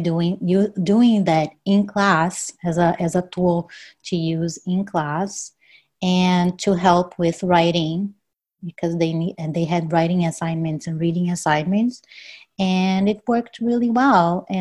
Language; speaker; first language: English; non-native, fluent; Portuguese